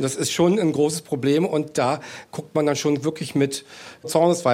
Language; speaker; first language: German; native; German